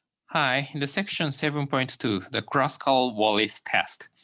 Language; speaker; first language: English; non-native, fluent; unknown